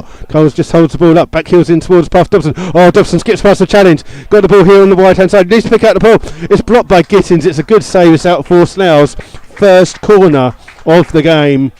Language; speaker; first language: English; native; English